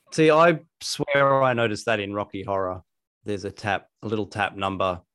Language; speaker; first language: English; native; English